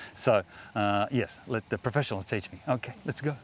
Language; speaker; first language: English; native; English